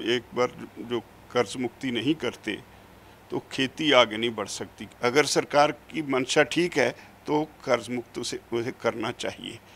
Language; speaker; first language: Hindi; non-native, local second language; Punjabi